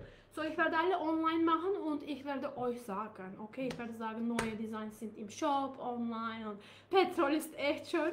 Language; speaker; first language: German; non-native, learner; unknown